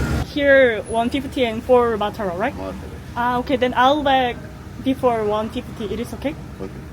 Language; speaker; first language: English; non-native, learner; Korean